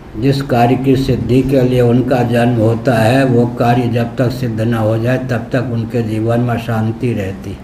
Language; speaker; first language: Hindi; non-native, local second language; Maithili